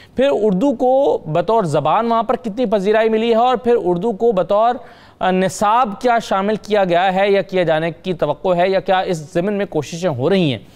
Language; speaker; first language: Urdu; native; Urdu